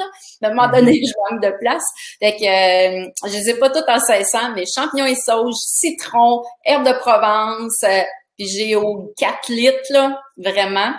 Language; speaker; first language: French; native; French